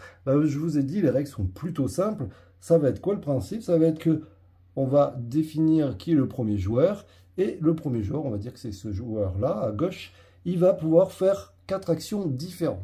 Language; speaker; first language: French; native; French